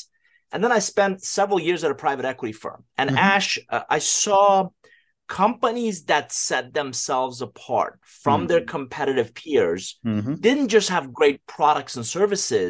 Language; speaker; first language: English; non-native, fluent; Persian